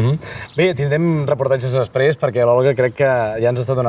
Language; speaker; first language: Catalan; native; Catalan